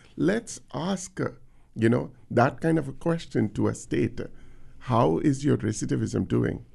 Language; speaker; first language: English; non-native, local second language; Tamil